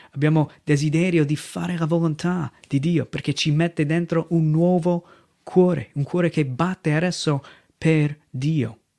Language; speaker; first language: Italian; non-native, fluent; English